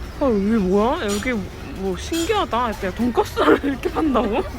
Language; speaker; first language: Korean; native; Korean